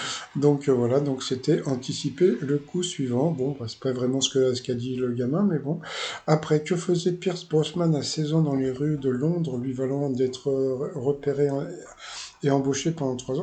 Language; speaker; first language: French; native; French